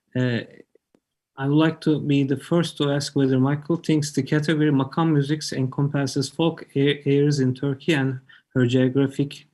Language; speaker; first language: English; non-native, fluent; Turkish